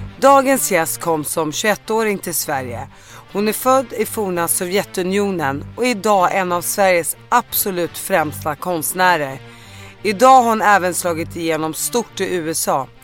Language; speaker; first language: Swedish; native; Swedish